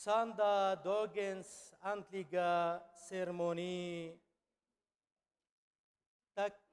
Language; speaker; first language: Swedish; non-native, learner; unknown